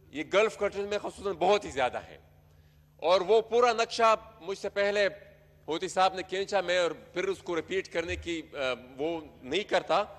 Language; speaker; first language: Urdu; non-native, local second language; Pashto